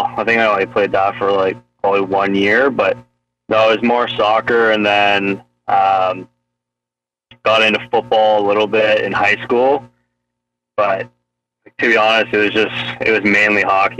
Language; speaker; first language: English; native; English